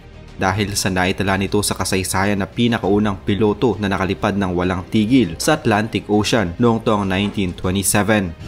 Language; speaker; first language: Filipino; native; Filipino